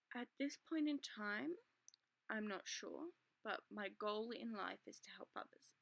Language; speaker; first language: English; native; English